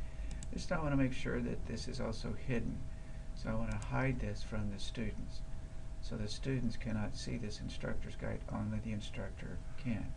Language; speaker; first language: English; native; English